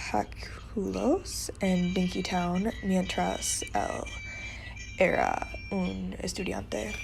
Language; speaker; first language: Spanish; non-native, learner; English